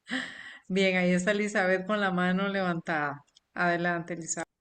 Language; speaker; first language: Spanish; native; Spanish